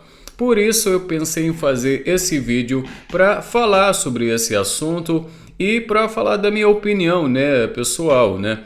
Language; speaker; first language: Portuguese; non-native, fluent; Arabic